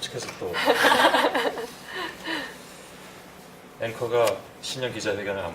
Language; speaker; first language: Korean; native; Korean